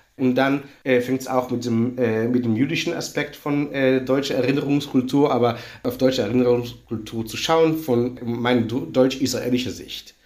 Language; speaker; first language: German; non-native, fluent; Hebrew